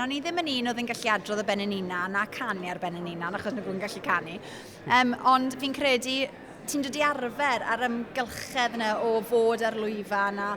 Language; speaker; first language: Welsh; native; Welsh